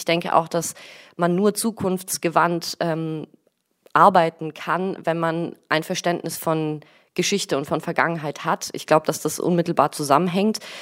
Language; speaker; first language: German; early bilingual, other home language; Russian